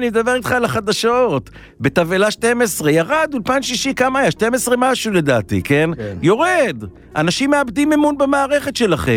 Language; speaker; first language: Hebrew; native; Hebrew